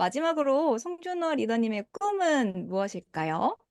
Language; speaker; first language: Korean; native; Korean